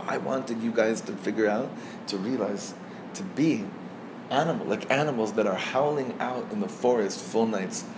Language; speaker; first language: English; native; English